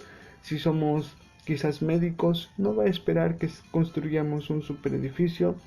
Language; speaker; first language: Spanish; native; Spanish